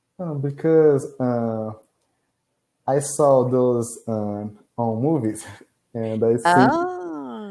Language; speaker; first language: English; non-native, learner; Portuguese